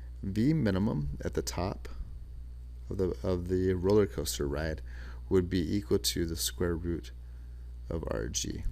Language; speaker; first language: English; native; English